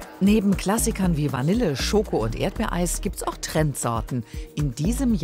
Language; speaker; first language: German; native; German